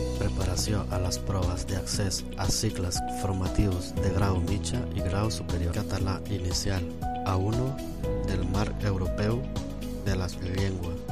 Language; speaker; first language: Catalan; non-native, learner; Spanish